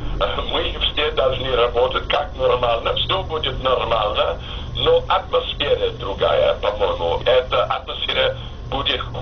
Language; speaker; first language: Russian; non-native, fluent; English